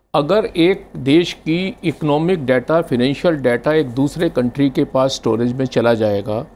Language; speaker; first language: Hindi; native; Hindi